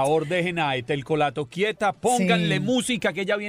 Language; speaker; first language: Spanish; native; Spanish